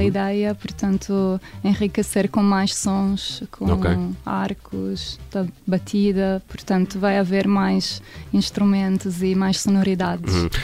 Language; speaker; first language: Portuguese; non-native, fluent; Italian